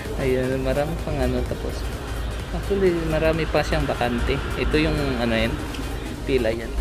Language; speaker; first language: Filipino; native; Filipino